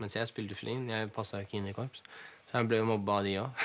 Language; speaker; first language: Norwegian; early bilingual, other home language; Russian